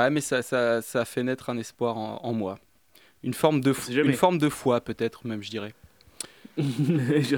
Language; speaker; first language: French; native; French